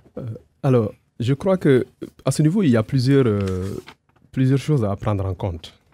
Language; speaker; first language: French; non-native, local second language; Wolof